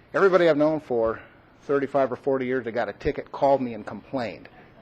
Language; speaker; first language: English; native; English